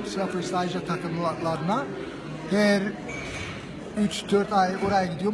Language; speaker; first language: Turkish; early bilingual, heritage; Turkish